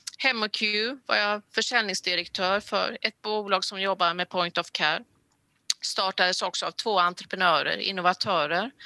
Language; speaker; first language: Swedish; native; Swedish